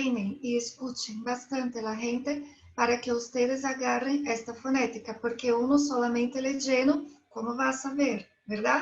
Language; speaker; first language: Spanish; non-native, fluent; Portuguese